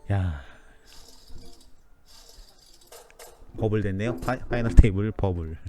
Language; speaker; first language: Korean; native; Korean